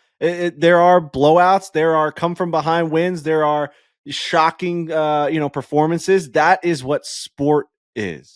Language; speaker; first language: English; native; English